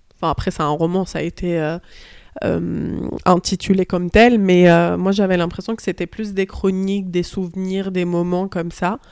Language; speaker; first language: French; early bilingual, other home language; Arabic